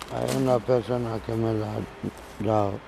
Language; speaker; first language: Spanish; non-native, learner; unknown